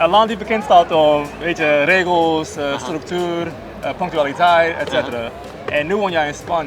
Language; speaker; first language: Dutch; non-native, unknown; English